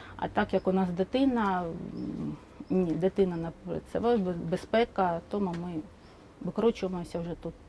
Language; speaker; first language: Ukrainian; non-native, local second language; Russian